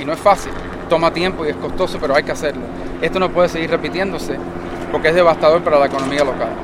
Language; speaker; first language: Spanish; early bilingual, heritage; Spanish